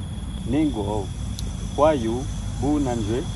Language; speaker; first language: Chinese; non-native, learner; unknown